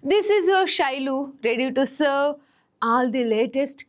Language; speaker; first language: English; non-native, local second language; Telugu